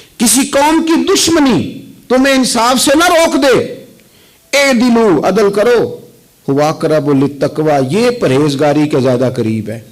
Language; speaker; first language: Urdu; non-native, local second language; Punjabi